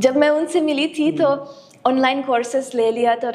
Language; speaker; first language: Hindi; non-native, fluent; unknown